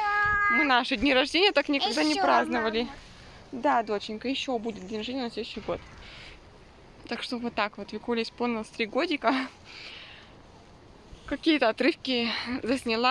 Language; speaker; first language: Russian; native; Russian